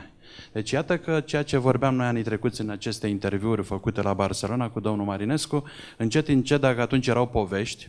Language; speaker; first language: Romanian; native; Romanian